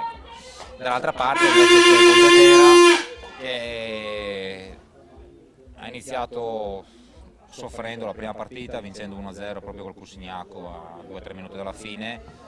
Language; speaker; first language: Italian; native; Italian